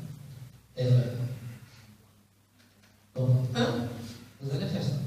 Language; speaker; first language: French; non-native, local second language; Arabic